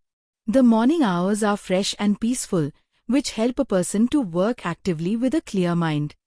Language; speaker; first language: English; non-native, fluent; Hindi